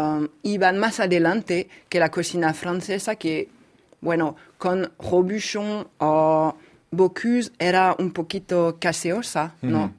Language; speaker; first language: Spanish; non-native, fluent; French